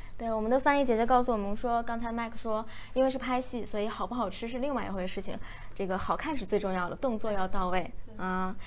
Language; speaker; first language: Chinese; native; Chinese